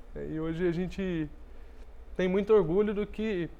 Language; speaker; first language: Portuguese; native; Portuguese